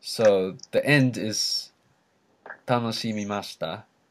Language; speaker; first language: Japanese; non-native, learner; English